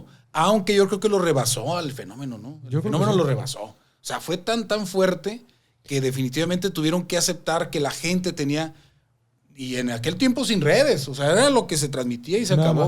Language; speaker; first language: Spanish; native; Spanish